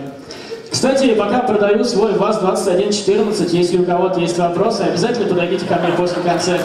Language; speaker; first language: Russian; native; Russian